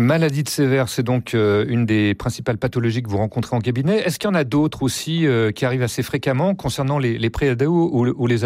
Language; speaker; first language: French; native; French